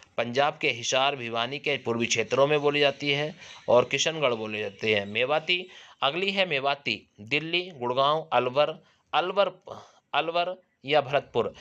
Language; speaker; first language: Hindi; native; Hindi